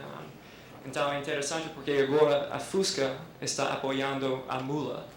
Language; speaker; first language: Portuguese; non-native, fluent; English